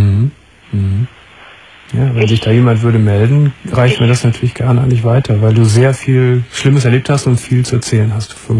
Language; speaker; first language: German; native; German